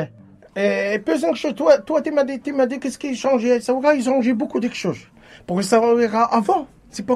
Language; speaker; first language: French; non-native, learner; Arabic